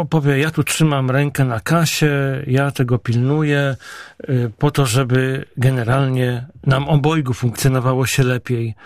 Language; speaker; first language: Polish; native; Polish